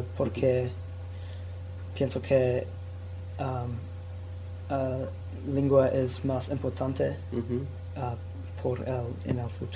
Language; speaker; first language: Spanish; non-native, learner; English